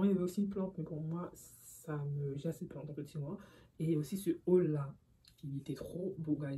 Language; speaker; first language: French; native; French